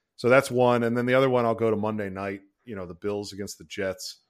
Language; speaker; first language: English; native; English